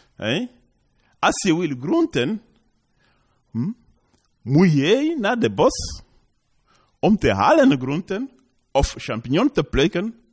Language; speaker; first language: Dutch; non-native, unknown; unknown